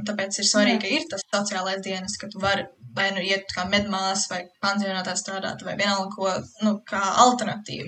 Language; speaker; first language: Latvian; early bilingual, heritage; Latvian